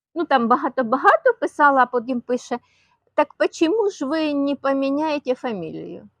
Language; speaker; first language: Ukrainian; non-native, local second language; Russian